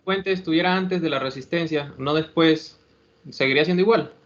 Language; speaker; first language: Spanish; native; Spanish